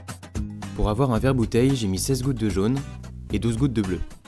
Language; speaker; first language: French; native; French